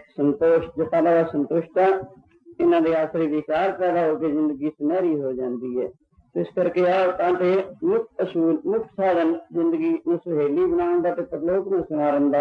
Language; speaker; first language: Hindi; non-native, local second language; Punjabi